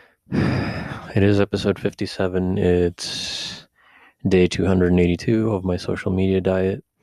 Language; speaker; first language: English; early bilingual, other home language; Spanish